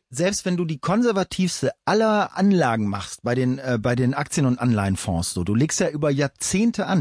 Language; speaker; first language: German; native; German